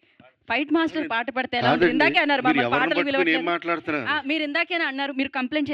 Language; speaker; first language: Telugu; native; Telugu